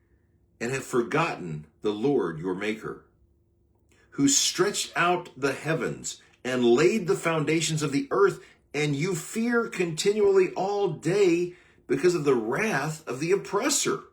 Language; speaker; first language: English; native; English